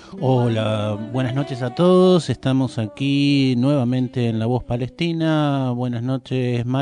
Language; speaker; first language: Spanish; native; Spanish